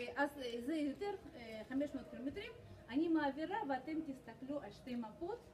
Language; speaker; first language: Hebrew; non-native, fluent; Russian